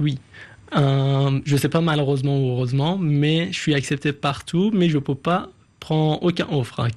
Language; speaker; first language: French; non-native, fluent; Persian